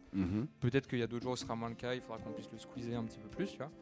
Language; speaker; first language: French; native; French